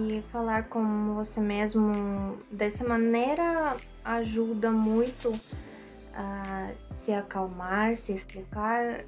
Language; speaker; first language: Portuguese; non-native, learner; Russian